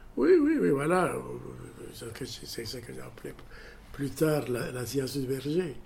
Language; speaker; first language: French; non-native, fluent; Amharic